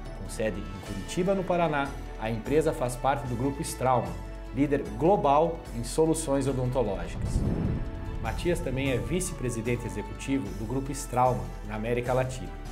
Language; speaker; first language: Portuguese; native; Portuguese